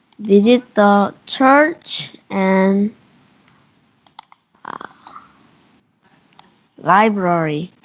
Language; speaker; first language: English; non-native, learner; Korean